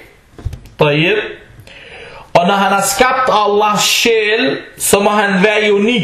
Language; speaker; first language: Danish; non-native, fluent; Arabic